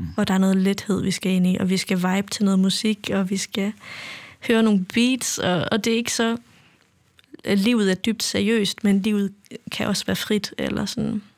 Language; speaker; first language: Danish; native; Danish